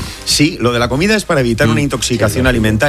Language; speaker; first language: Spanish; native; Spanish